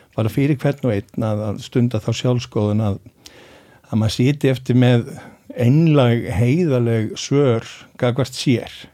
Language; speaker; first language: Icelandic; native; Icelandic